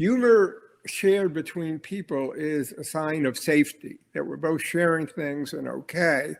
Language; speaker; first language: English; native; English